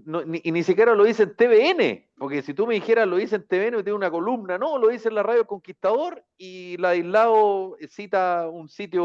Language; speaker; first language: Spanish; native; Spanish